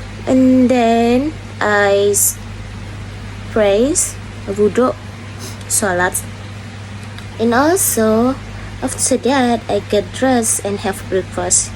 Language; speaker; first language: English; non-native, learner; Indonesian